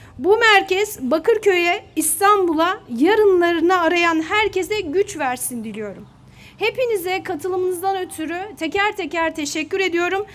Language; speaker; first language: Turkish; native; Turkish